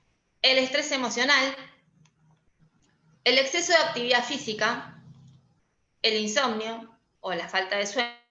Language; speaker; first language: Spanish; native; Spanish